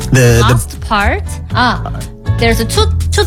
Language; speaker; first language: English; non-native, learner; Korean